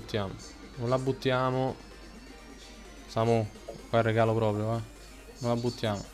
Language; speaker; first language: Italian; native; Italian